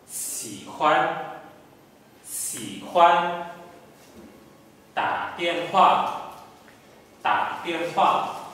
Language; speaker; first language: Chinese; non-native, fluent; Indonesian